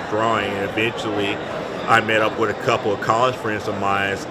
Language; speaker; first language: English; native; English